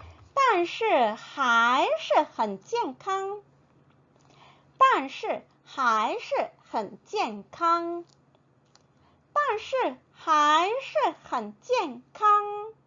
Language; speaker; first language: Chinese; non-native, fluent; Korean